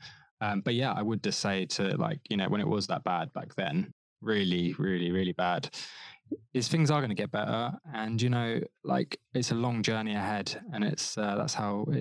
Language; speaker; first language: English; native; English